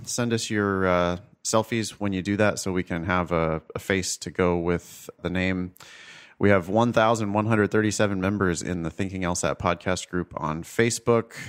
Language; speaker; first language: English; native; English